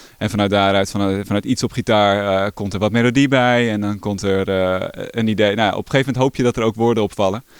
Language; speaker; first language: Dutch; native; Dutch